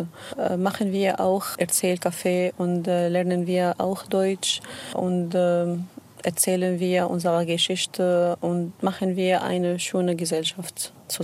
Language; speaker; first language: German; non-native, learner; Arabic